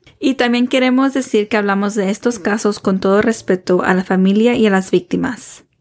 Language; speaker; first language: Spanish; early bilingual, heritage; Spanish